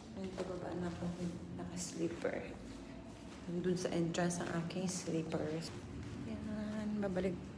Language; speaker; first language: Filipino; native; Filipino